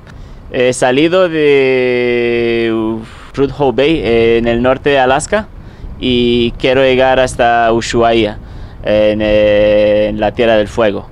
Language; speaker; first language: Spanish; non-native, fluent; Romanian